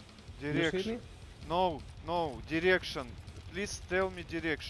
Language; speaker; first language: English; non-native, learner; Russian